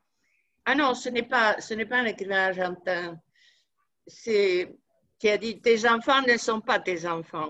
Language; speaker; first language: French; non-native, fluent; Spanish